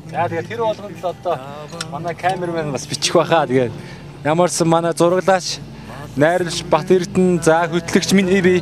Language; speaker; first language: Mongolian; native; Mongolian